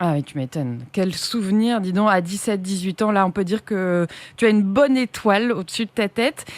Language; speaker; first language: French; native; French